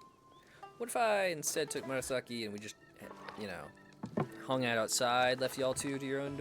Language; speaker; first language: English; native; English